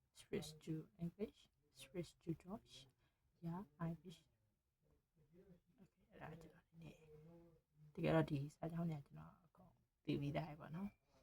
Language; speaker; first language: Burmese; native; Burmese